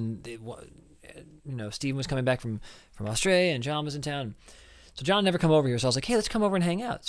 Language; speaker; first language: English; native; English